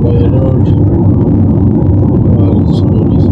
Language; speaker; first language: English; non-native, learner; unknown